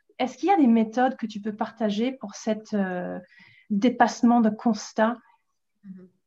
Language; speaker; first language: French; non-native, fluent; English